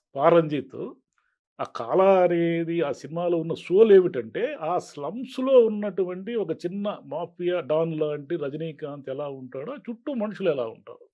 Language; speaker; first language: Telugu; native; Telugu